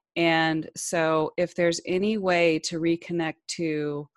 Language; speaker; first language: English; native; English